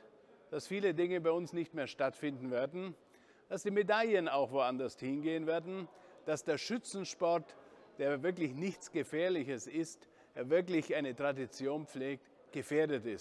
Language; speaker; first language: German; native; German